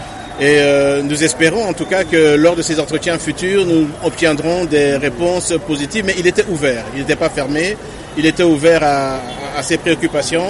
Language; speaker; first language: French; non-native, local second language; Lingala